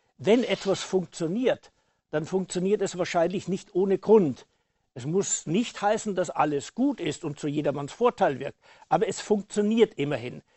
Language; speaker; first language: German; native; German